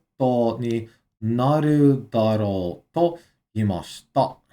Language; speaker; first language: Japanese; non-native, learner; English